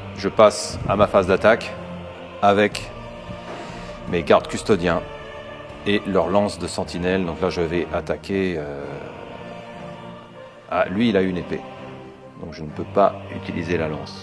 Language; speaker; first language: French; native; French